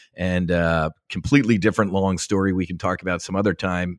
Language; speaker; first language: English; native; English